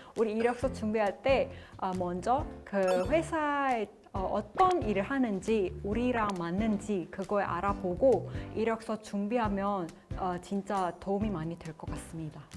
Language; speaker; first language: Korean; non-native, fluent; Indonesian